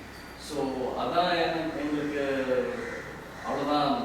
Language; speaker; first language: Tamil; non-native, local second language; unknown